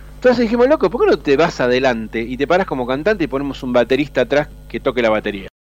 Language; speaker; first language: Spanish; native; Spanish